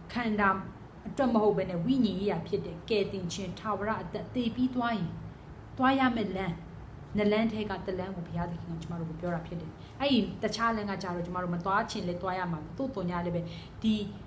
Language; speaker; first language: Burmese; non-native, local second language; Tedim Chin